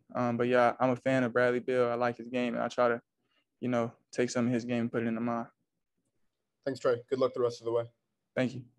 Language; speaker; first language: English; native; English